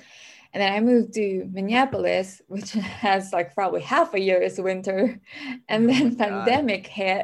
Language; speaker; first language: English; non-native, local second language; Filipino